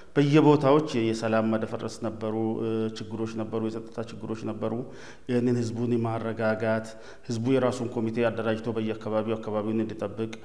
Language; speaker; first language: Amharic; non-native, local second language; Oromo